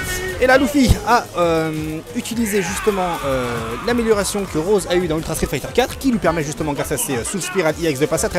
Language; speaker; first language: French; native; French